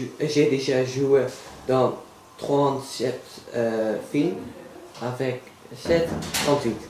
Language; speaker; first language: French; non-native, learner; Dutch